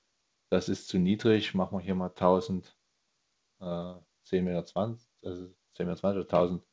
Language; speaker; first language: German; native; German